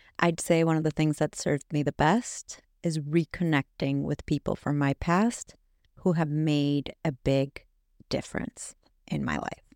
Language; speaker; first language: English; non-native, fluent; Spanish